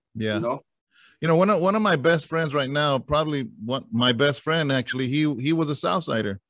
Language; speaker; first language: English; native; English